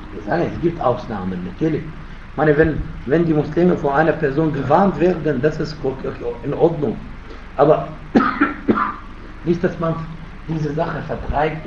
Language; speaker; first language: German; non-native, fluent; Arabic